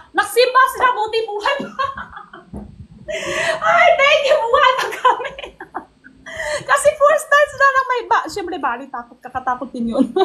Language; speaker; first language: Filipino; non-native, learner; Chinese